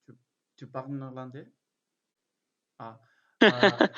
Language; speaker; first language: French; non-native, learner; Arabic